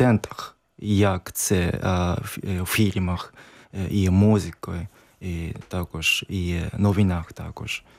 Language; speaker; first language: Ukrainian; non-native, learner; Japanese